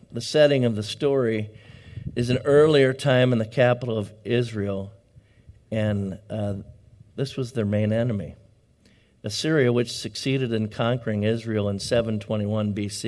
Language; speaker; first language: English; native; English